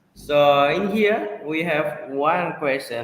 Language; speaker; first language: English; non-native, learner; Indonesian